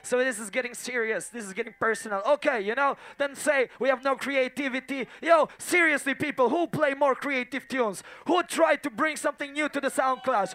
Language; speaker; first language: English; non-native, fluent; Polish